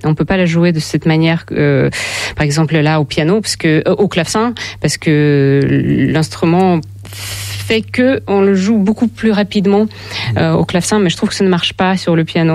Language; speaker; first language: French; non-native, fluent; Russian